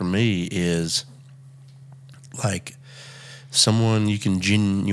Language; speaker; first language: English; native; English